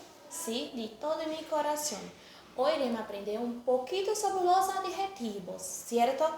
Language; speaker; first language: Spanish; non-native, fluent; Portuguese